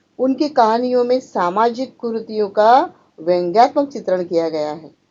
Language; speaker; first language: Hindi; non-native, local second language; Marathi